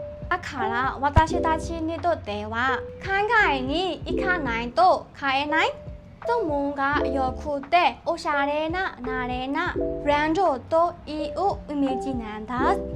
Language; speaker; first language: Japanese; non-native, learner; Burmese